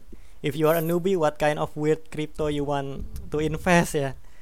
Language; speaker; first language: English; non-native, learner; Indonesian